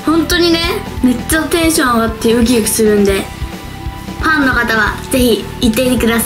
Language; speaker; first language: Japanese; native; Japanese